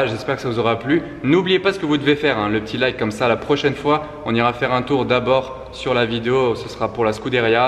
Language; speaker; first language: French; native; French